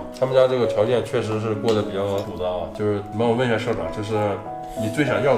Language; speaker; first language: Chinese; native; Chinese